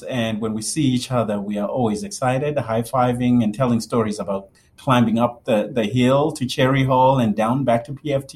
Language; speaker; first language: English; non-native, local second language; Shona